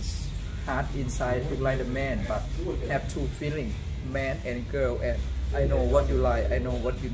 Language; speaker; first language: English; non-native, learner; Thai